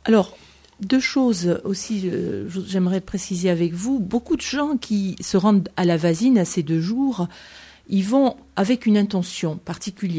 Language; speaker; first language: French; native; French